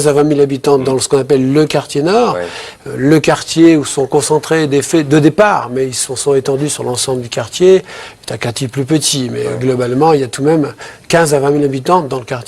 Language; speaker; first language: French; native; French